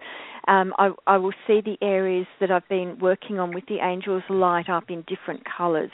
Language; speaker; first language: English; native; English